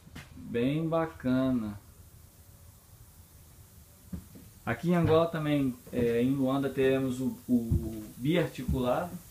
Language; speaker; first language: Portuguese; native; Portuguese